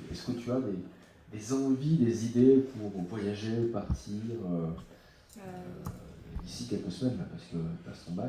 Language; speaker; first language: French; native; French